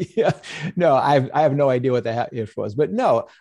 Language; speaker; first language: English; native; English